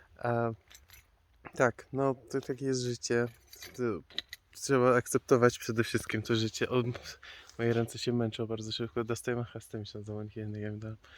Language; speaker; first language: Polish; non-native, fluent; Persian